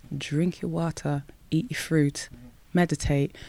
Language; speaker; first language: English; native; English